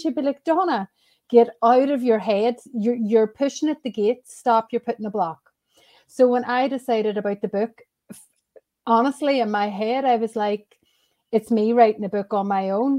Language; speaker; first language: English; native; English